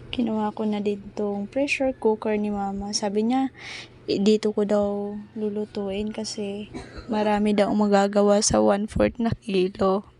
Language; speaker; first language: Filipino; non-native, local second language; Cebuano